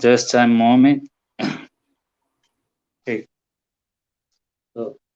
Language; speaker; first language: English; non-native, learner; Portuguese